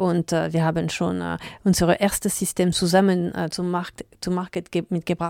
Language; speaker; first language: German; non-native, learner; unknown